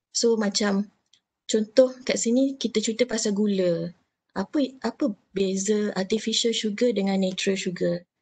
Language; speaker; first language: Malay; native; Malay